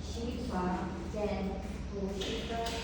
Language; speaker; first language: Chinese; non-native, learner; Filipino